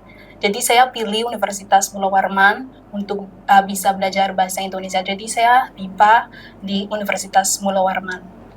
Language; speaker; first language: Indonesian; non-native, learner; Malagasy